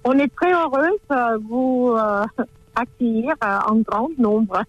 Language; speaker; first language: French; non-native, fluent; German